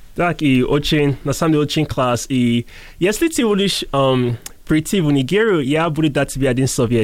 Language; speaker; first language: Russian; non-native, learner; English